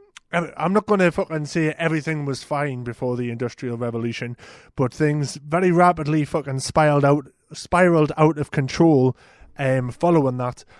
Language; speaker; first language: English; native; English